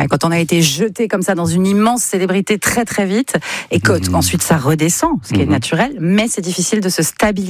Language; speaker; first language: French; native; French